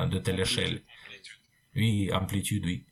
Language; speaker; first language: French; non-native, fluent; Russian